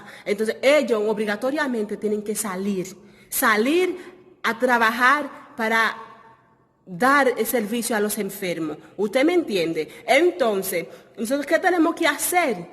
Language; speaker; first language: Spanish; non-native, fluent; Haitian Creole